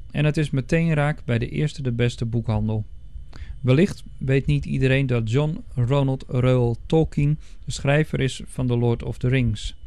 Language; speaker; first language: Dutch; native; Dutch